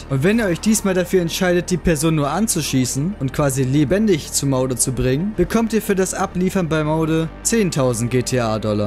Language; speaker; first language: German; native; German